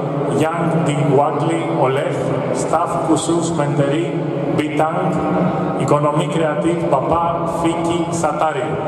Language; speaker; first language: Indonesian; non-native, fluent; Greek